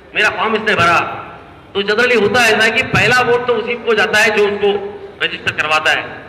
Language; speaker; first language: Hindi; non-native, local second language; Marathi